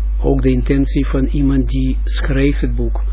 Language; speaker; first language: Dutch; non-native, fluent; Russian